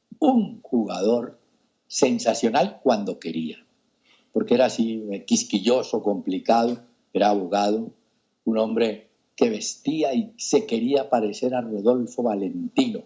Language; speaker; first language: Spanish; native; Spanish